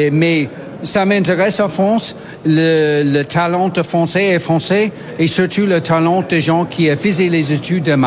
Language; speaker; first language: French; non-native, learner; English